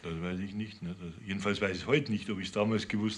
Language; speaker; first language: German; native; German